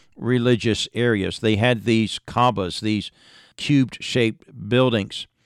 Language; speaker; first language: English; native; English